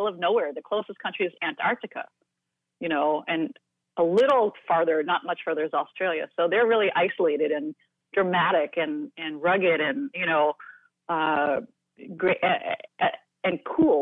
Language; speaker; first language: English; native; English